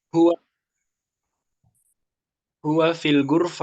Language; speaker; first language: Arabic; non-native, learner; Indonesian